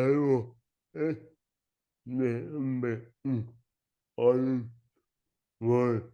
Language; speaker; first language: English; non-native, learner; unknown